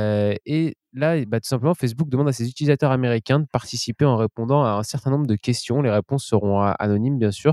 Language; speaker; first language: French; native; French